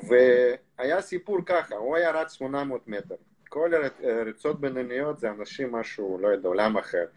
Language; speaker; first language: Hebrew; non-native, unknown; Russian